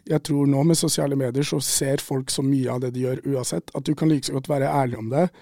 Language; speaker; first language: Norwegian; native; Norwegian